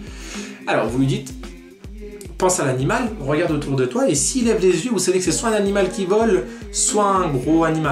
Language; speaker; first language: French; native; French